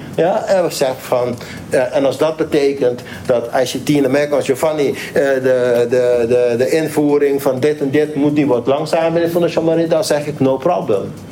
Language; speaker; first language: Dutch; non-native, local second language; Papiamento